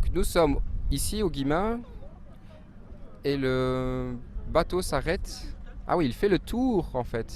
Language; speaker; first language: French; native; French